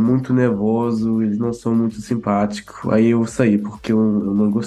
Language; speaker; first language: Portuguese; early bilingual, heritage; Portuguese